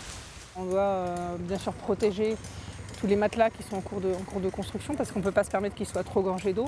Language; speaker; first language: French; native; French